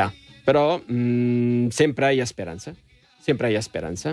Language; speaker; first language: Catalan; non-native, fluent; Riffian